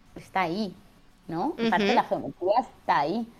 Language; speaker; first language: Spanish; native; Spanish